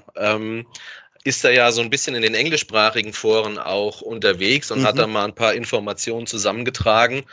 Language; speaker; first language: German; native; German